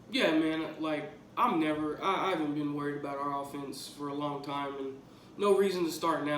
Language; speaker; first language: English; native; English